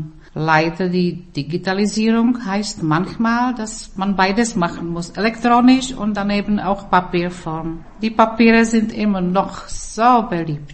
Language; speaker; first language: German; non-native, fluent; Czech